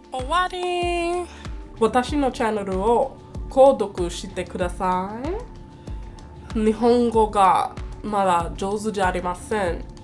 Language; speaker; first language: Japanese; non-native, learner; English